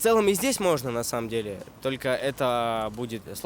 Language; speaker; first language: Russian; native; Russian